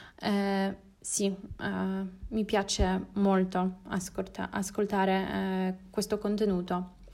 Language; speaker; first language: Italian; non-native, learner; Polish